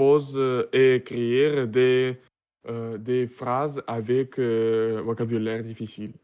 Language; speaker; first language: French; non-native, learner; Russian